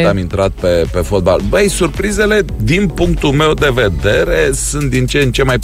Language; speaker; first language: Romanian; native; Romanian